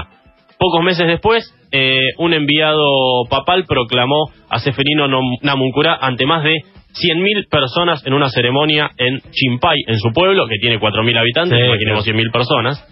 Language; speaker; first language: Spanish; native; Spanish